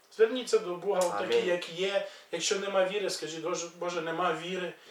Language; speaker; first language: Ukrainian; native; Ukrainian